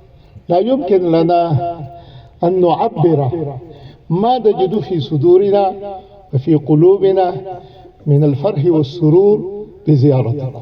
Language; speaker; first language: Arabic; non-native, fluent; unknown